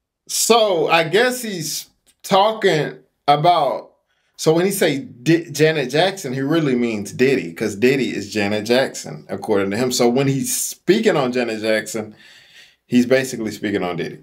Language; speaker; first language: English; native; English